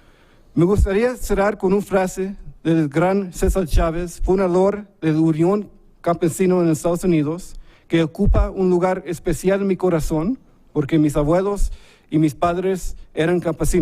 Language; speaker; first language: Spanish; early bilingual, heritage; English